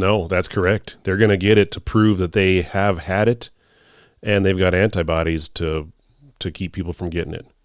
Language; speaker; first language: English; native; English